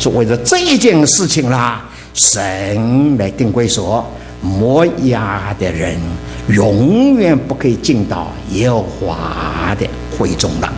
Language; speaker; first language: Chinese; native; Chinese